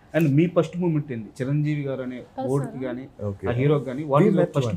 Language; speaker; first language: Telugu; native; Telugu